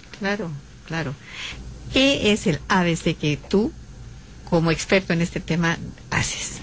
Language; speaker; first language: Spanish; native; Spanish